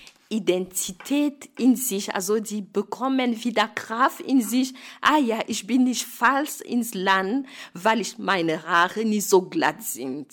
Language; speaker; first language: German; non-native, fluent; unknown